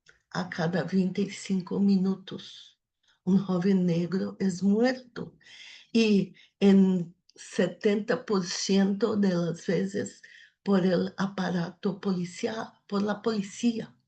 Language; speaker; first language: Spanish; non-native, fluent; Portuguese